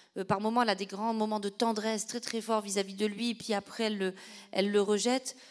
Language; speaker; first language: French; native; French